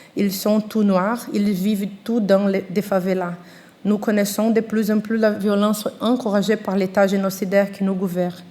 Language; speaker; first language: French; non-native, fluent; Portuguese